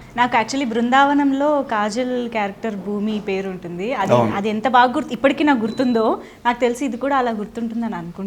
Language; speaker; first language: Telugu; native; Telugu